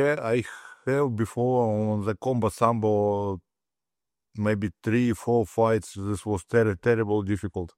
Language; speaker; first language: English; non-native, learner; Russian